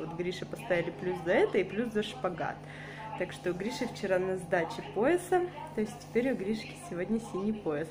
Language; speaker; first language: Russian; native; Russian